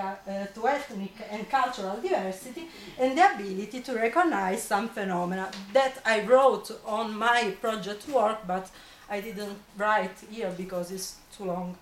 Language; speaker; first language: English; non-native, fluent; Italian